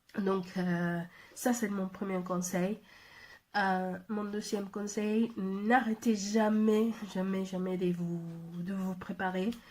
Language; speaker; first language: French; non-native, fluent; Spanish